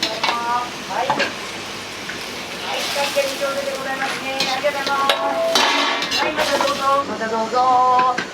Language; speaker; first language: Japanese; native; Japanese